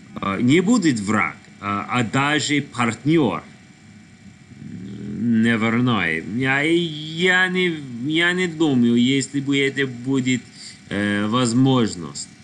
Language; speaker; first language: Russian; non-native, learner; English